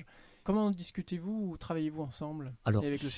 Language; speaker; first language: French; native; French